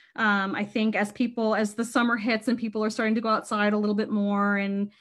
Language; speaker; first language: English; native; English